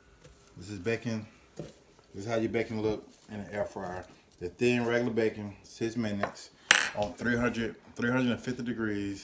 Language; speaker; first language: English; native; English